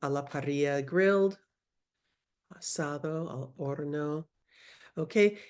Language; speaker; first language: Spanish; non-native, learner; English